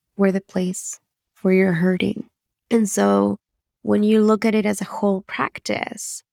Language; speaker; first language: English; non-native, fluent; Spanish